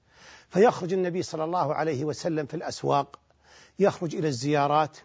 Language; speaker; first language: Arabic; native; Arabic